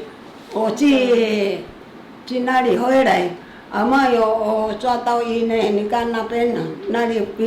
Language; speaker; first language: Chinese; non-native, local second language; Amis